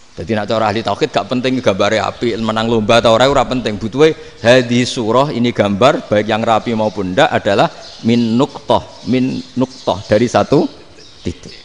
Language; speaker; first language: Indonesian; non-native, local second language; Javanese